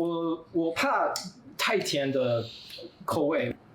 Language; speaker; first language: Chinese; non-native, learner; English